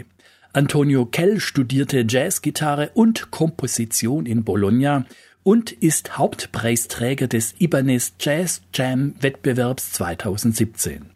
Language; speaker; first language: German; native; German